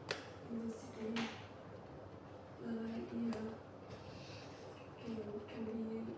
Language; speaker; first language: English; non-native, learner; Vietnamese